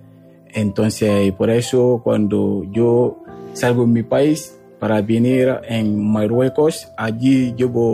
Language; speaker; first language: Spanish; non-native, learner; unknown